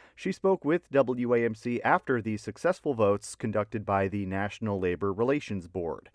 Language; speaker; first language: English; native; English